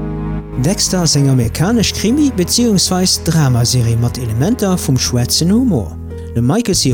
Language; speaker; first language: German; non-native, learner; Luxembourgish